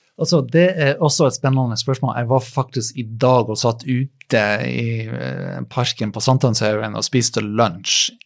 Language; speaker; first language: Norwegian; non-native, fluent; English